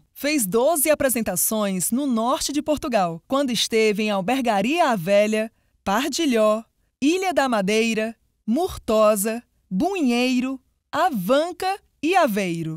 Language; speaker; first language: Portuguese; native; Portuguese